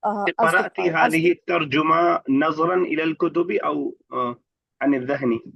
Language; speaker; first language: Arabic; non-native, fluent; Urdu